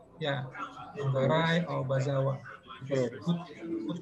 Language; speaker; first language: English; non-native, learner; Indonesian